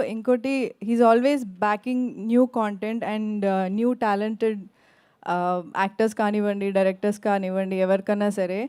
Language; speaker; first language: Telugu; native; Telugu